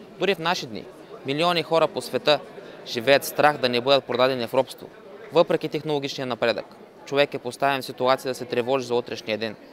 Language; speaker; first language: Bulgarian; non-native, local second language; Turkish